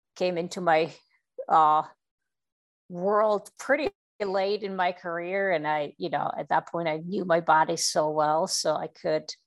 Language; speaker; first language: English; non-native, fluent; Czech